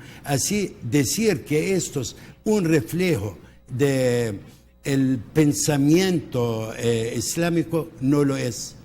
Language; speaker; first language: Spanish; non-native, local second language; Arabic